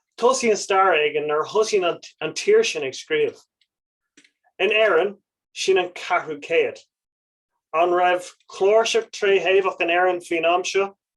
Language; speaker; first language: Irish; non-native, local second language; English